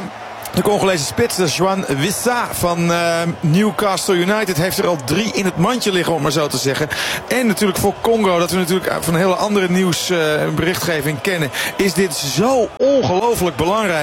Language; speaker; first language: Dutch; native; Dutch